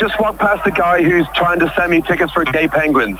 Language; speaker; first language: English; native; English